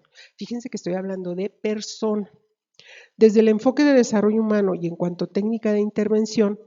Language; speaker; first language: Spanish; native; Spanish